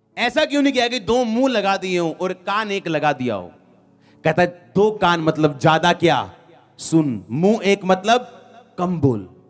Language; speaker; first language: Hindi; non-native, local second language; Punjabi